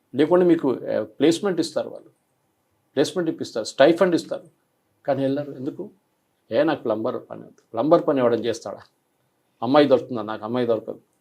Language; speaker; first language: Telugu; non-native, local second language; Malayalam